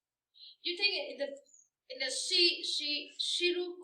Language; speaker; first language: English; non-native, learner; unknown